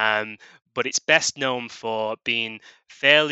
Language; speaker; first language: English; native; English